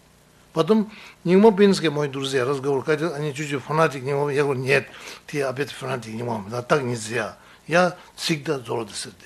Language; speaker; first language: Russian; non-native, learner; Tibetan